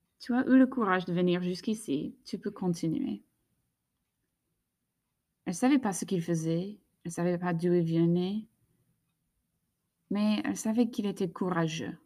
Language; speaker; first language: French; non-native, fluent; English